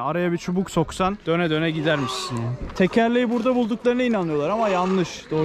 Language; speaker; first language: Turkish; native; Turkish